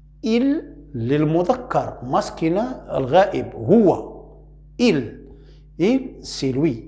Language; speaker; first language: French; non-native, local second language; Arabic